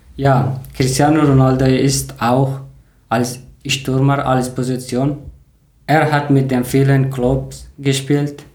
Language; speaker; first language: German; non-native, learner; Persian